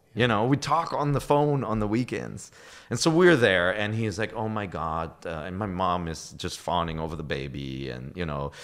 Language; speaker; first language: English; non-native, fluent; German